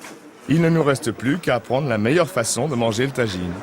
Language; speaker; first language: French; native; French